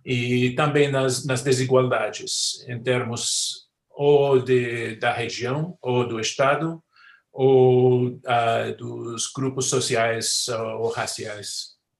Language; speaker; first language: Portuguese; non-native, fluent; English